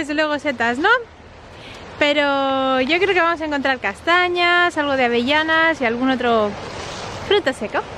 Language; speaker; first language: Spanish; native; Spanish